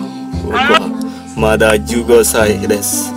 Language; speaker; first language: Japanese; non-native, learner; Indonesian